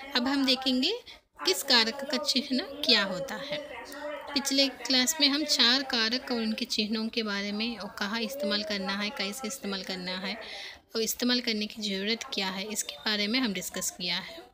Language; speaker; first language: Hindi; non-native, local second language; Telugu